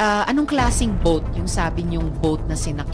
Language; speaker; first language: Filipino; native; Filipino